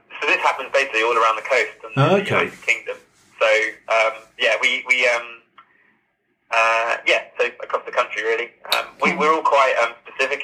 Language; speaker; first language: English; native; English